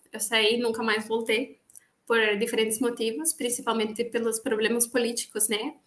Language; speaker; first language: Portuguese; non-native, fluent; Spanish